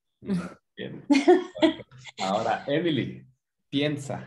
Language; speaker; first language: Spanish; non-native, fluent; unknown